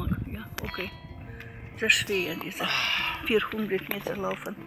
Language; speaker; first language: German; non-native, learner; Russian